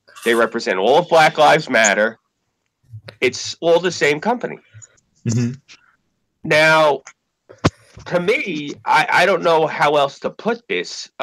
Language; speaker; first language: English; native; English